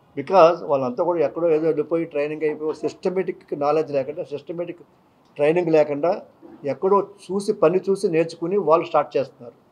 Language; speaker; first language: Telugu; native; Telugu